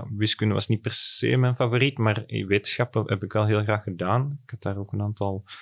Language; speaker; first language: Dutch; native; Dutch